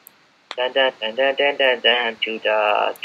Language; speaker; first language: English; native; English